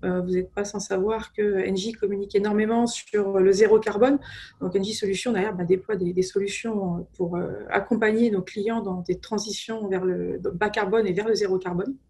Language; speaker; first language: French; native; French